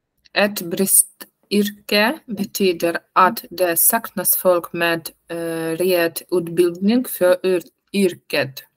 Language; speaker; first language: Swedish; non-native, learner; Russian